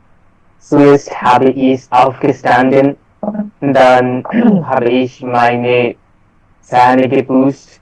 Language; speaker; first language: German; non-native, learner; Bangla